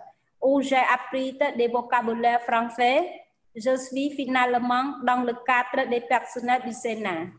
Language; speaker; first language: French; non-native, fluent; Khmer